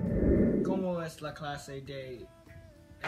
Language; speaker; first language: Spanish; non-native, learner; English